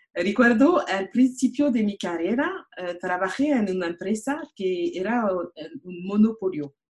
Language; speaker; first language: Spanish; non-native, fluent; French